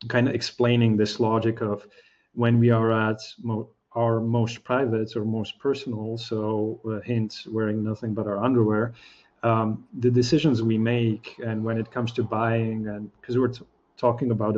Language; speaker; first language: English; non-native, fluent; Slovak